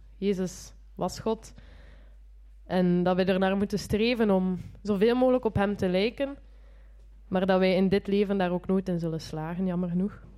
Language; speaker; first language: Dutch; native; Dutch